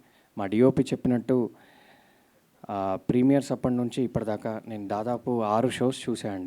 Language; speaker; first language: Telugu; native; Telugu